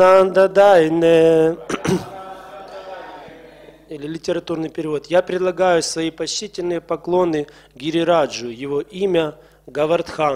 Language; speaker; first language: Russian; native; Russian